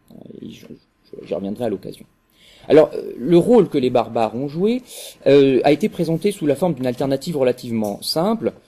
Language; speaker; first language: French; native; French